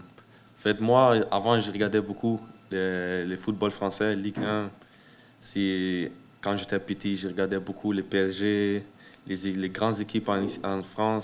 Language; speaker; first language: French; early bilingual, heritage; French